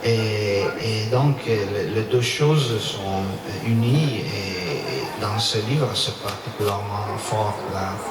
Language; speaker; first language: French; non-native, learner; Italian